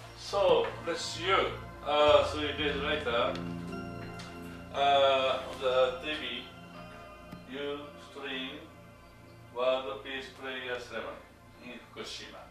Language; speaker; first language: English; non-native, learner; Japanese